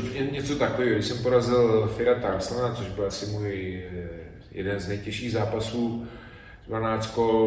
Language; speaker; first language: Czech; native; Czech